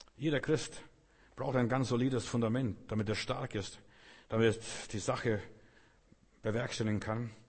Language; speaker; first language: German; non-native, fluent; Russian